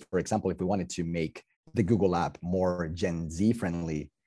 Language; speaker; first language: English; non-native, fluent; Spanish